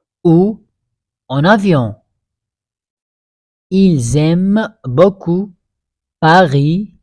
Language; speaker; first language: French; non-native, fluent; Arabic